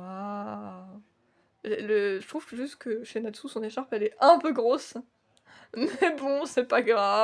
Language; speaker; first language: French; native; French